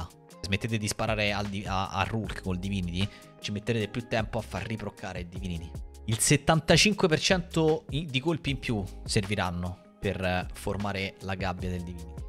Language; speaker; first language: Italian; native; Italian